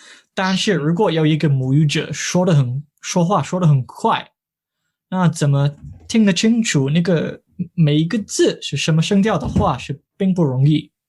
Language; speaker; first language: Chinese; non-native, fluent; English